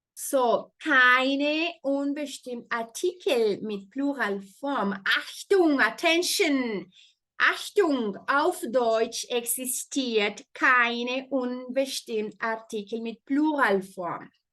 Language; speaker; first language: German; non-native, fluent; Spanish